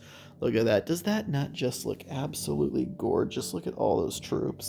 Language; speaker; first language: English; native; English